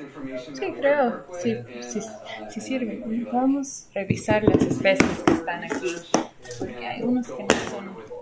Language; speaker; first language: Spanish; non-native, fluent; English